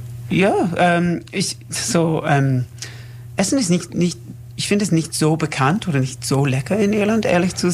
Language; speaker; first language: German; non-native, learner; English